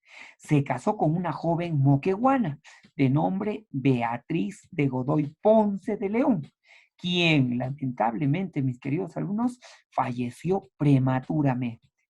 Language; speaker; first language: Spanish; native; Spanish